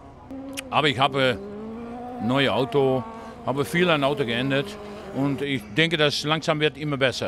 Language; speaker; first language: German; non-native, learner; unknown